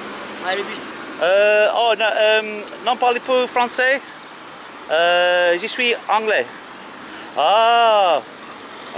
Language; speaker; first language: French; non-native, learner; English